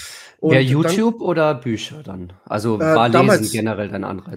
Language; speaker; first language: German; native; German